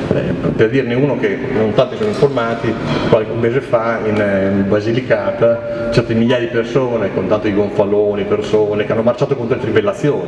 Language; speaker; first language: Italian; native; Italian